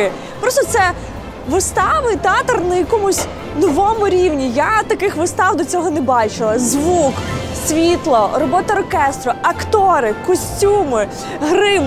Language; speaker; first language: Ukrainian; native; Ukrainian